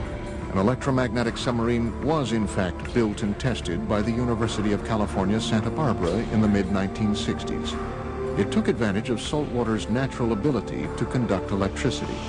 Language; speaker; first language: English; native; English